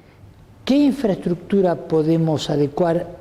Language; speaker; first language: Spanish; native; Spanish